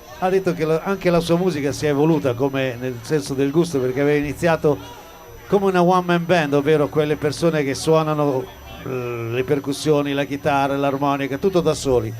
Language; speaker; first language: Italian; native; Italian